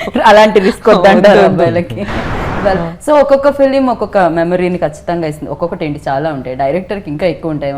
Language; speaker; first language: Telugu; native; Telugu